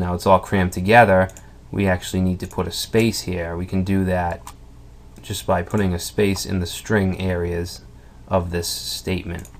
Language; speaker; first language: English; native; English